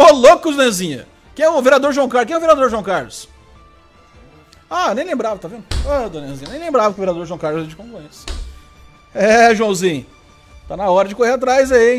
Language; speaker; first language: Portuguese; native; Portuguese